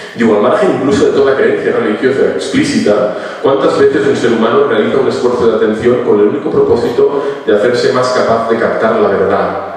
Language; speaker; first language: Spanish; non-native, local second language; Catalan